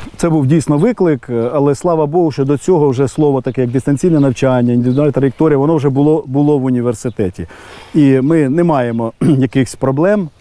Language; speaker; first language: Ukrainian; native; Ukrainian